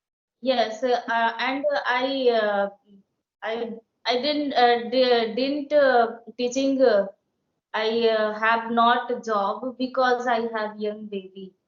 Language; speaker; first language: English; non-native, learner; Hindi